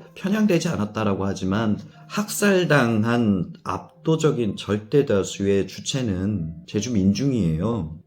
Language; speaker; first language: Korean; native; Korean